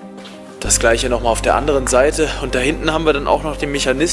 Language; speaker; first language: German; native; German